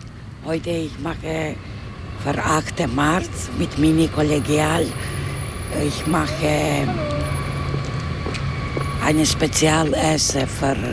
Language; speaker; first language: German; non-native, learner; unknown